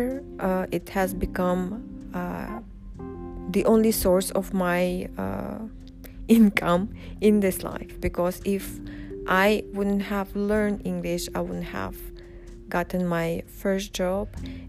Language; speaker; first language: English; non-native, fluent; Russian